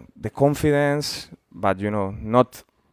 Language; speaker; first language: English; non-native, fluent; Spanish